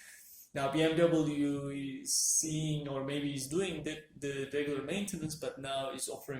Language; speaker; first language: English; non-native, fluent; Turkish